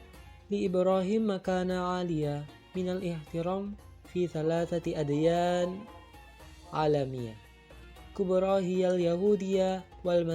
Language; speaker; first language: Arabic; non-native, learner; Indonesian